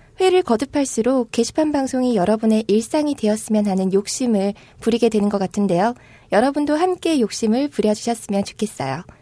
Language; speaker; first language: Korean; native; Korean